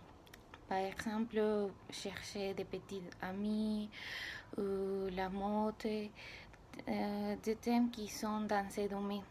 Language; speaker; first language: French; non-native, learner; Spanish